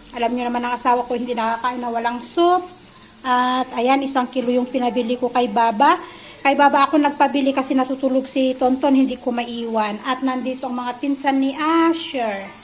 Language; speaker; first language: Filipino; native; Filipino